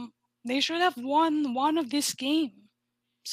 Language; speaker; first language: English; non-native, local second language; Filipino